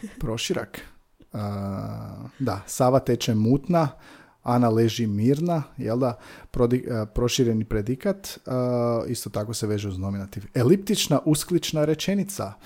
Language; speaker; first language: Croatian; native; Croatian